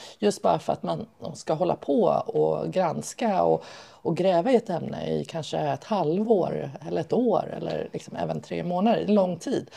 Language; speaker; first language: Swedish; early bilingual, other home language; Persian